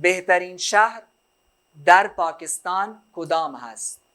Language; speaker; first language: Persian; non-native, fluent; Urdu